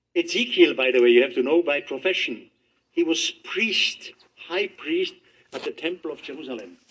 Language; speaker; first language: English; non-native, fluent; German